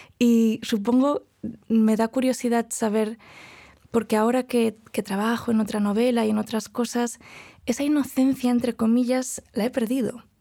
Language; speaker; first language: Spanish; non-native, local second language; Catalan